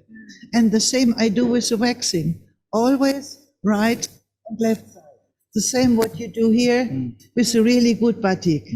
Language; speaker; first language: English; non-native, fluent; German